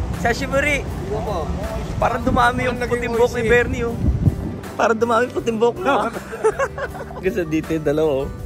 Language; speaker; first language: Filipino; native; Filipino